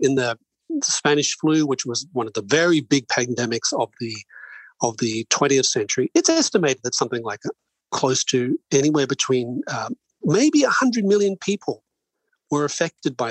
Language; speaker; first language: English; native; English